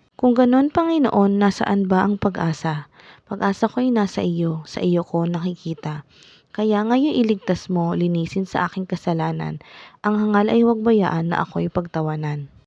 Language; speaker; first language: Filipino; native; Filipino